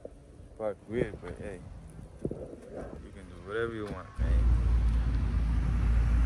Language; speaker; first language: English; native; English